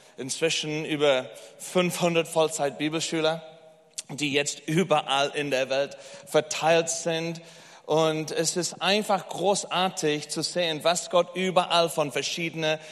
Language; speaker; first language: German; non-native, fluent; English